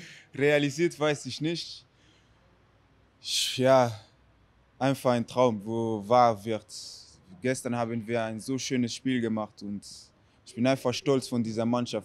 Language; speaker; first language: German; non-native, fluent; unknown